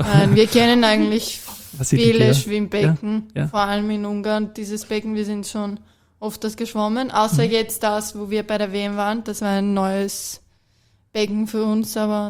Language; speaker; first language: German; non-native, fluent; Greek